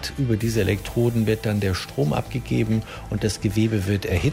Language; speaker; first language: German; native; German